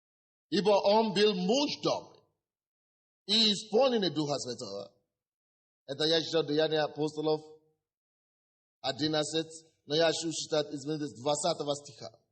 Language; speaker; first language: Russian; non-native, fluent; Yoruba